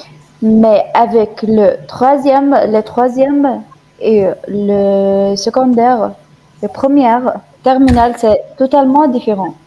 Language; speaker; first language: French; non-native, fluent; Arabic